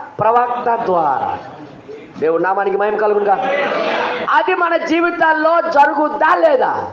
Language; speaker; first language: Telugu; non-native, local second language; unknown